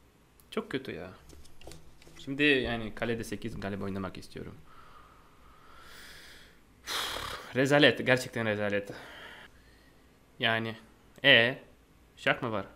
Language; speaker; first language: Turkish; non-native, fluent; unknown